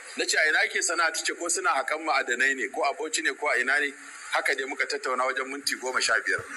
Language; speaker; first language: Hausa; native; Hausa